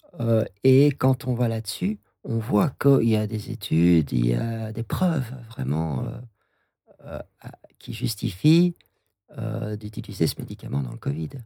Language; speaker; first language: French; native; French